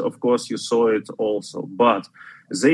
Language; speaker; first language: English; non-native, learner; Ukrainian